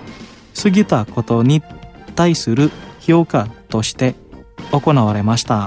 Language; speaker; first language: Japanese; non-native, fluent; Indonesian